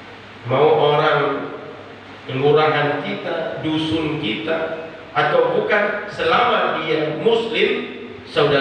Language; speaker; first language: Indonesian; non-native, local second language; Malay